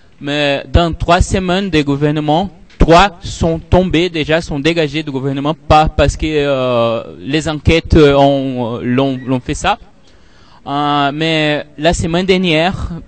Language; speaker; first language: French; non-native, fluent; Portuguese